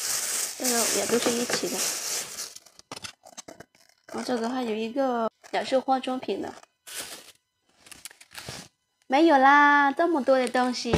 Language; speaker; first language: Chinese; non-native, fluent; Lao